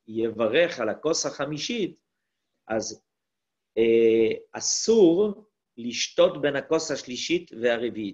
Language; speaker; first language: Hebrew; non-native, fluent; French